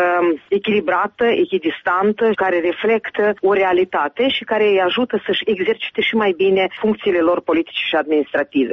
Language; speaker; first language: Romanian; native; Romanian